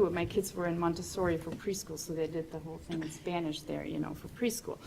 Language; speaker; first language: English; non-native, fluent; German